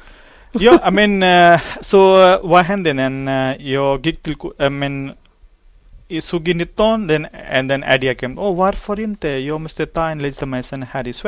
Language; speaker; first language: Swedish; non-native, learner; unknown